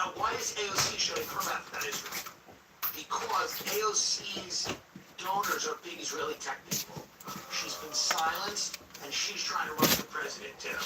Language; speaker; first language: English; native; English